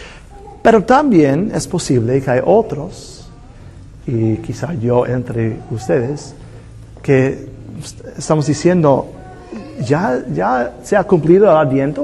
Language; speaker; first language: Spanish; non-native, fluent; English